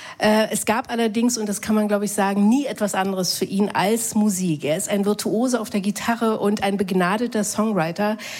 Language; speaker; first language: German; native; German